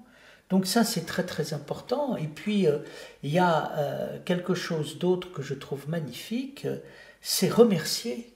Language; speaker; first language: French; native; French